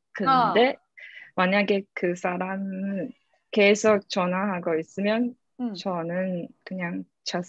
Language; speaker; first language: Korean; non-native, learner; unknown